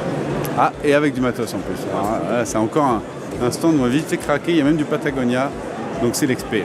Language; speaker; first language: French; native; French